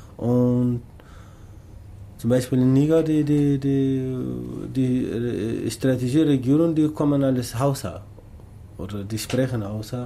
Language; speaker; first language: German; non-native, learner; Tamasheq